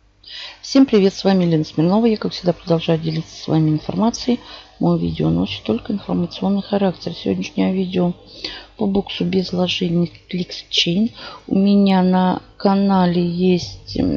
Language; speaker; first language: Russian; native; Russian